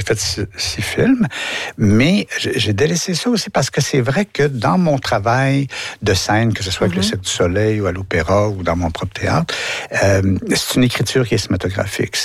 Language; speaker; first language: French; native; French